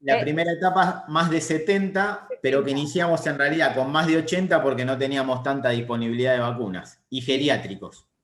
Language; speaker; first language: Spanish; native; Spanish